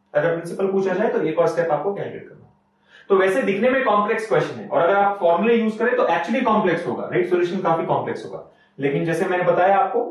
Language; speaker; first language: Hindi; native; Hindi